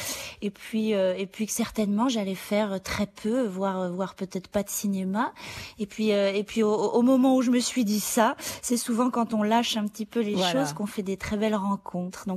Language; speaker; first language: French; native; French